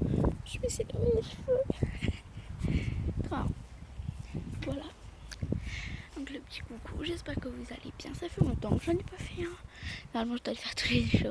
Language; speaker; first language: French; native; French